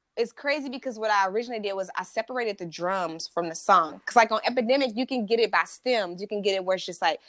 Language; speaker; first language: English; native; English